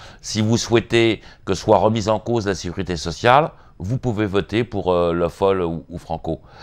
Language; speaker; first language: French; native; French